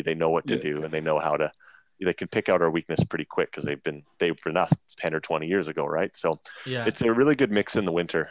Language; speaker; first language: English; native; English